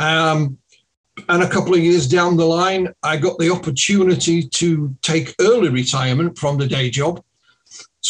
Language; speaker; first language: English; native; English